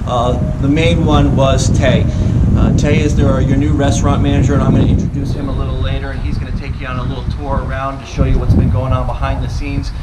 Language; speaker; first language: English; native; English